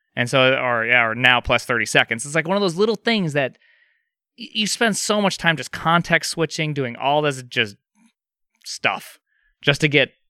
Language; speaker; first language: English; native; English